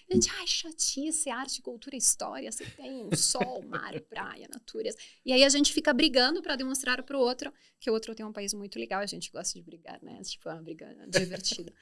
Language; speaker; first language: Portuguese; non-native, fluent; Italian